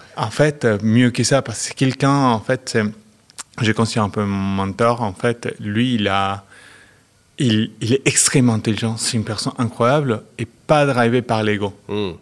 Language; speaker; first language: French; non-native, fluent; Spanish